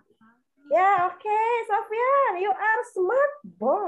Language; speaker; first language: English; non-native, learner; Indonesian